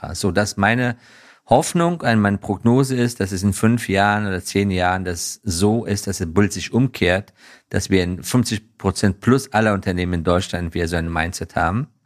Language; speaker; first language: German; non-native, fluent; Persian